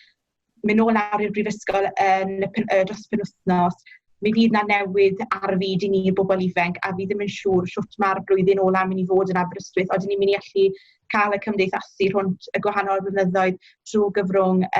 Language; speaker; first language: Welsh; native; Welsh